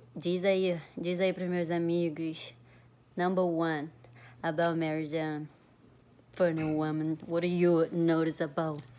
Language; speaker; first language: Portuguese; native; Portuguese